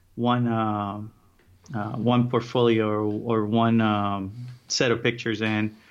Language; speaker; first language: English; early bilingual, other home language; Spanish